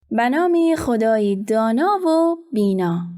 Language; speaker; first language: Persian; native; Persian